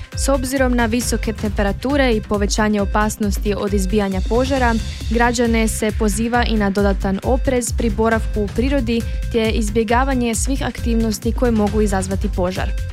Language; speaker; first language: Croatian; native; Croatian